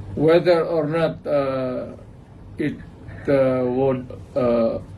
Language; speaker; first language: English; non-native, local second language; Cebuano